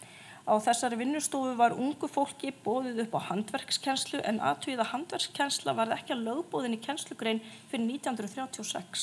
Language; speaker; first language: Icelandic; native; Icelandic